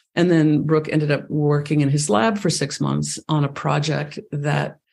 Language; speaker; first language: English; native; English